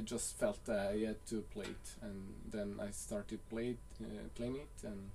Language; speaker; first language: English; non-native, fluent; Italian